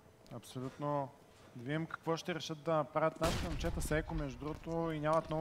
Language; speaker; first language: Bulgarian; native; Bulgarian